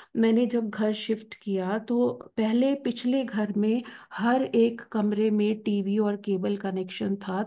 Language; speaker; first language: Hindi; native; Hindi